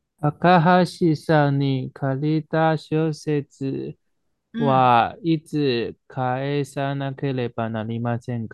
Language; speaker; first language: Japanese; non-native, learner; Chinese